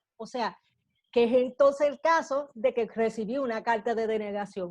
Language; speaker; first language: Spanish; native; Spanish